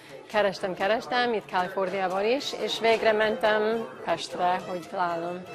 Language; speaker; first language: Hungarian; non-native, fluent; English